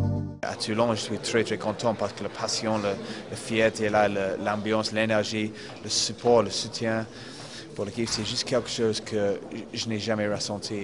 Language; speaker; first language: French; non-native, fluent; English